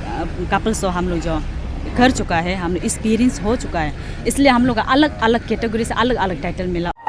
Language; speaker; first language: Hindi; non-native, local second language; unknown